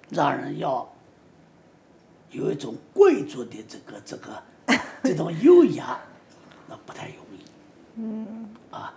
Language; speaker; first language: Chinese; native; Chinese